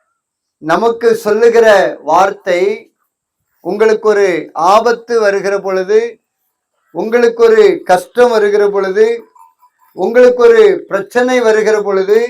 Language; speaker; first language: Tamil; native; Tamil